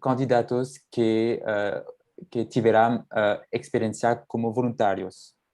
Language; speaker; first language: Portuguese; non-native, fluent; French